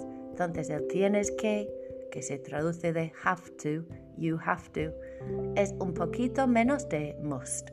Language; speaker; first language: Spanish; non-native, fluent; English